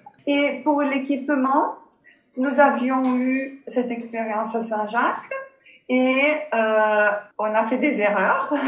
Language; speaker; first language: French; non-native, fluent; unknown